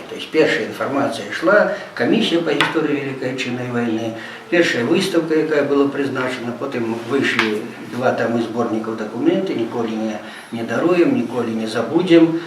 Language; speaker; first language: Belarusian; non-native, local second language; Russian